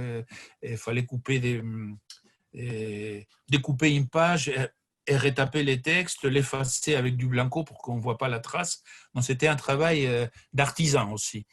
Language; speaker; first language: French; non-native, fluent; Spanish